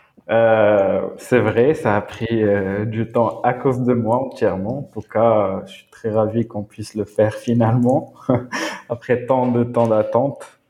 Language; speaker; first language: French; non-native, local second language; Arabic